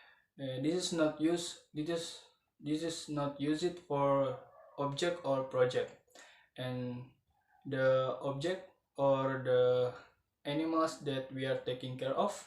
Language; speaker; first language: English; non-native, learner; Indonesian